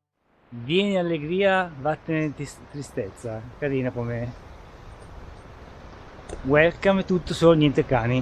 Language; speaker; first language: Italian; native; Italian